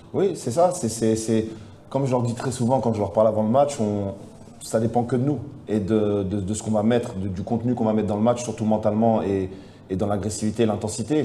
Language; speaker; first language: French; native; French